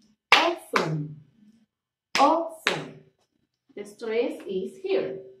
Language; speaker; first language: English; non-native, learner; Spanish